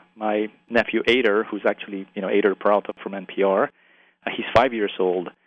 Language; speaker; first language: English; early bilingual, other home language; Spanish